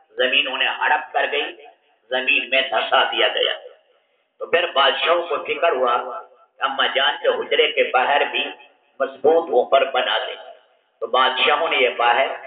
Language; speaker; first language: Urdu; native; Urdu